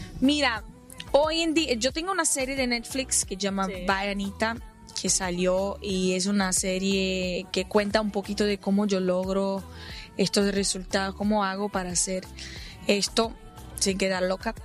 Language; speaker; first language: Spanish; non-native, fluent; Portuguese